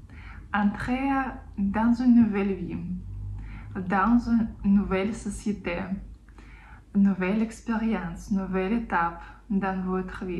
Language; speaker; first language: French; non-native, fluent; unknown